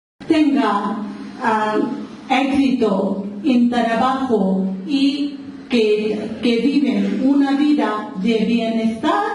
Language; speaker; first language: Spanish; non-native, local second language; Urdu